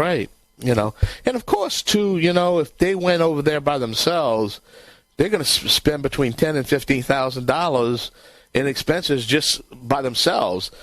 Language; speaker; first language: English; native; English